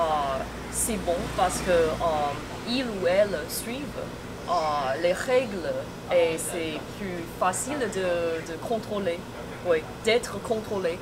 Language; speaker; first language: French; non-native, fluent; Chinese